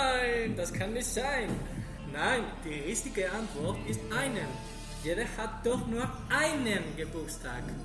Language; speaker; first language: German; non-native, learner; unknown